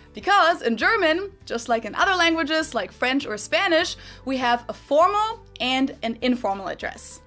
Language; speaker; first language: English; non-native, fluent; German